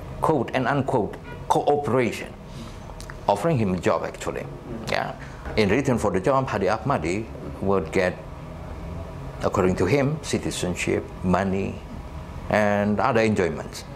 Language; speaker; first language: English; non-native, fluent; Indonesian